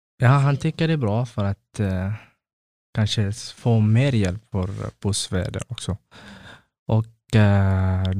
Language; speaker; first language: Swedish; non-native, learner; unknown